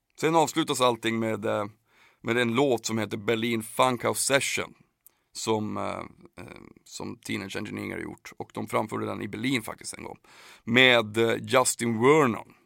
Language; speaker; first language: Swedish; native; Swedish